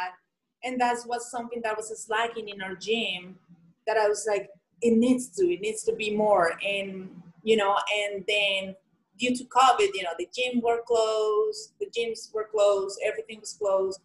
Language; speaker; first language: English; non-native, fluent; Spanish